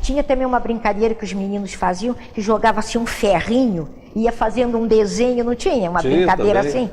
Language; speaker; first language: Portuguese; native; Portuguese